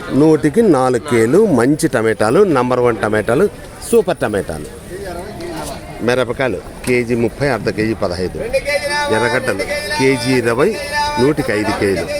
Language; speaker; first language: Telugu; native; Telugu